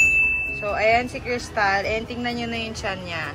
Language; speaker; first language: Filipino; native; Filipino